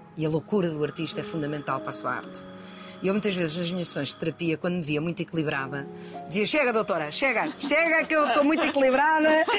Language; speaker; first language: Portuguese; early bilingual, other home language; Spanish